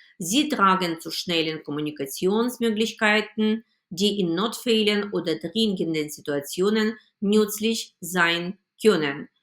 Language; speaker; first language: German; non-native, fluent; Ukrainian